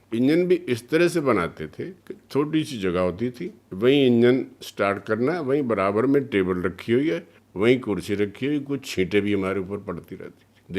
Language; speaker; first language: Hindi; early bilingual, other home language; Punjabi